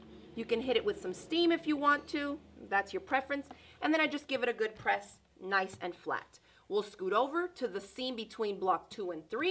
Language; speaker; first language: English; native; English